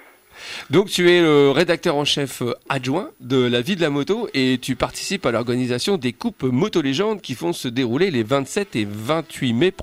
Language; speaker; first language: French; native; French